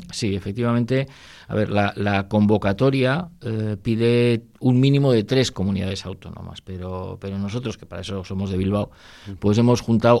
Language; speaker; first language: Spanish; native; Spanish